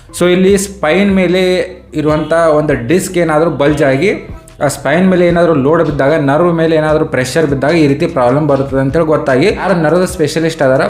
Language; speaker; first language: Kannada; native; Kannada